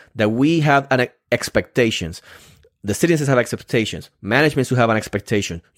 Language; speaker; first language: English; non-native, fluent; Spanish